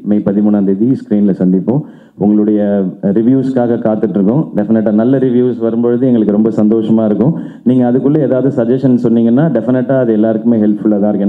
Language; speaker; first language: Tamil; native; Tamil